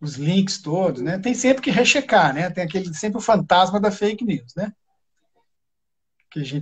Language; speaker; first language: Portuguese; native; Portuguese